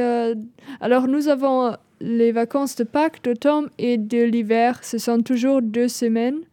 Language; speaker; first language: French; non-native, fluent; German